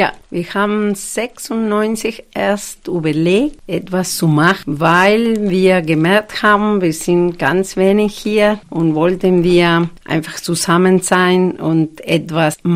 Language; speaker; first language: German; non-native, fluent; Spanish